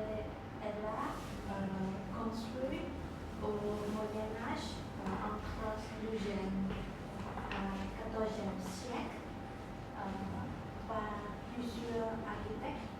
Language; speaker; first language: French; non-native, learner; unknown